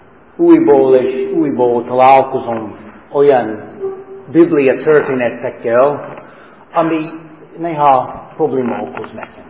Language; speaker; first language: Hungarian; non-native, learner; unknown